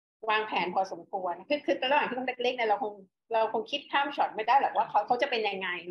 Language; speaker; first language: Thai; native; Thai